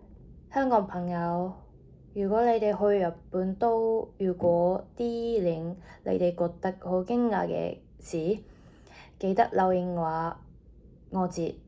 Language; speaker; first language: Cantonese; non-native, fluent; Japanese